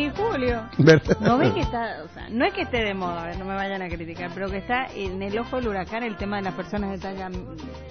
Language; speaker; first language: Spanish; native; Spanish